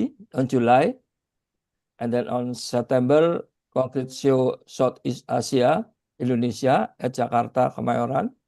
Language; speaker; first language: English; non-native, learner; Indonesian